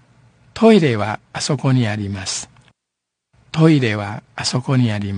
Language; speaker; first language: Japanese; non-native, fluent; Min Nan Chinese